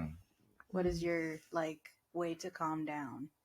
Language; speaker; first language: English; native; English